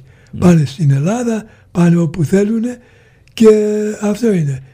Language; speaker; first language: Greek; early bilingual, heritage; Greek